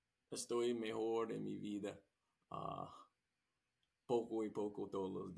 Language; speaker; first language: Spanish; non-native, learner; English